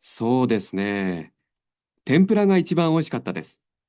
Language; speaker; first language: Japanese; non-native, learner; Indonesian